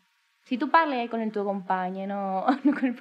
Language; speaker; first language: Italian; non-native, learner; Spanish